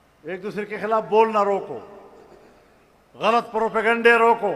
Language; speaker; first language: Urdu; non-native, local second language; Pashto